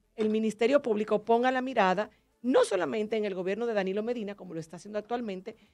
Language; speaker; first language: Spanish; native; Spanish